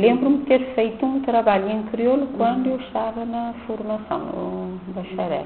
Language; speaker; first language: Portuguese; non-native, local second language; Kabuverdianu